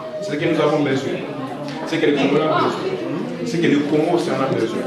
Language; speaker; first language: French; non-native, local second language; Lingala